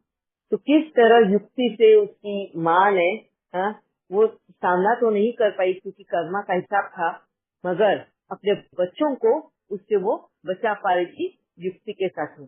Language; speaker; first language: Hindi; native; Hindi